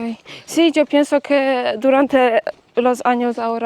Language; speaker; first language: Spanish; non-native, fluent; Polish